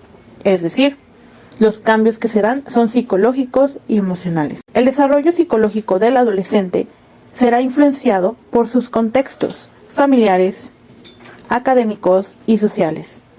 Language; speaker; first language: Spanish; native; Spanish